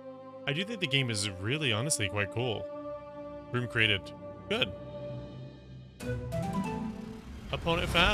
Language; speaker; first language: English; native; English